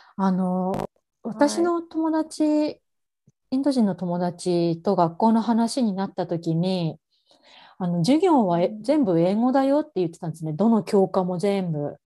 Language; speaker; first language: Japanese; native; Japanese